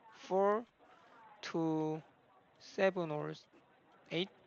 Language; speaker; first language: English; non-native, learner; Korean